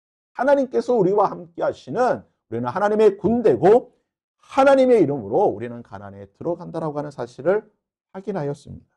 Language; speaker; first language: Korean; native; Korean